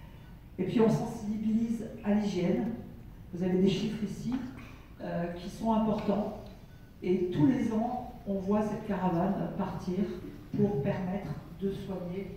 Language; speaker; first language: French; native; French